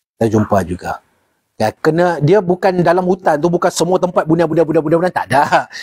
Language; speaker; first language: Malay; native; Malay